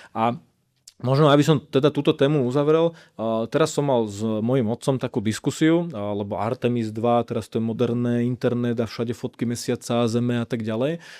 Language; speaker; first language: Slovak; native; Slovak